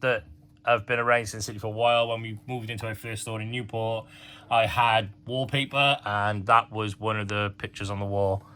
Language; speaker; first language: English; native; English